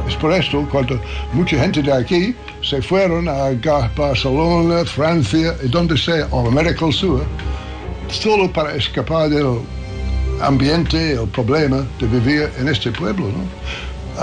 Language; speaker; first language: Spanish; non-native, fluent; English